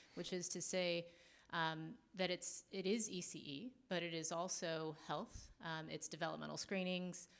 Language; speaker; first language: English; native; English